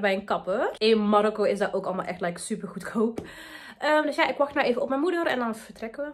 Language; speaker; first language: Dutch; early bilingual, other home language; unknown